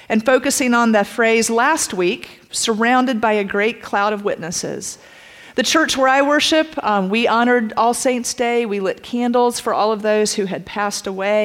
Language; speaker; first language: English; native; English